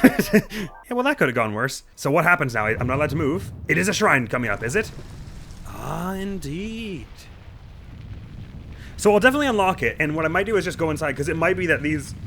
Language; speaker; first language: English; native; English